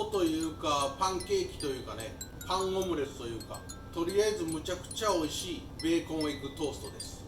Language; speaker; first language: Japanese; native; Japanese